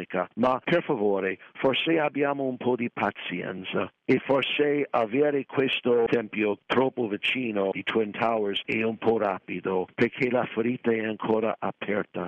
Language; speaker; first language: Italian; non-native, fluent; English